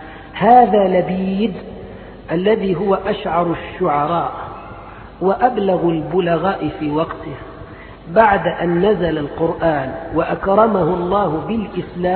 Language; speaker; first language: Arabic; native; Arabic